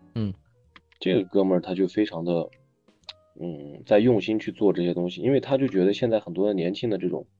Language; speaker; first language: Chinese; native; Chinese